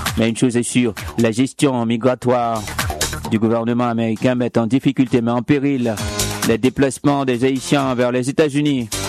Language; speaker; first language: French; non-native, local second language; Haitian Creole